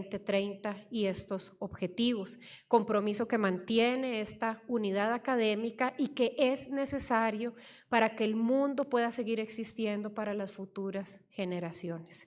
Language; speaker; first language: Spanish; native; Spanish